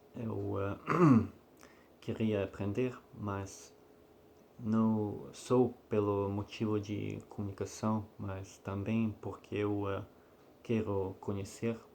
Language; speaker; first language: Portuguese; non-native, learner; Russian